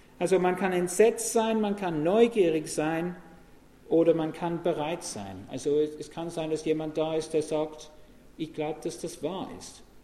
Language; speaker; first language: German; non-native, fluent; English